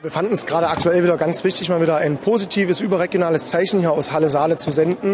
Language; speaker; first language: German; native; German